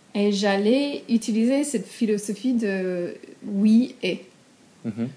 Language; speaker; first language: French; non-native, fluent; English